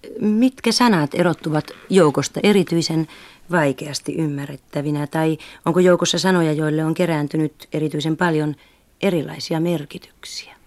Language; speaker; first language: Finnish; native; Finnish